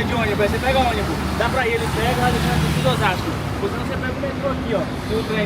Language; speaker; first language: Portuguese; native; Portuguese